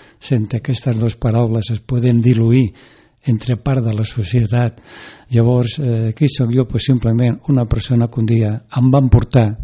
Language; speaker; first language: Catalan; non-native, local second language; Spanish